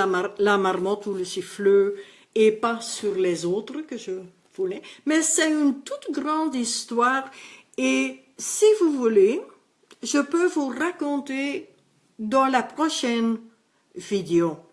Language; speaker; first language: French; non-native, local second language; Dutch